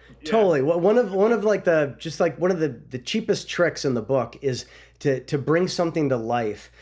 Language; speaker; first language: English; native; English